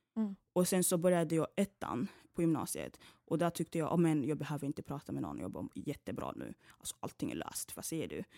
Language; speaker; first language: Swedish; early bilingual, other home language; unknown